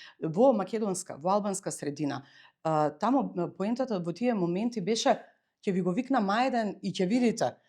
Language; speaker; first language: Macedonian; native; Macedonian